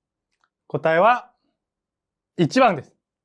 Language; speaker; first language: Japanese; non-native, fluent; Korean